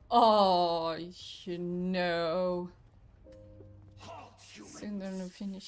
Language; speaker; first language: English; non-native, learner; Swedish